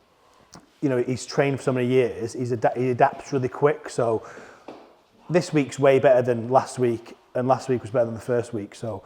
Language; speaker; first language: English; native; English